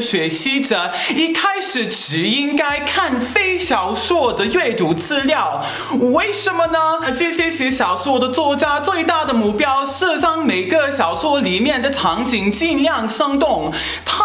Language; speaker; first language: Chinese; non-native, fluent; English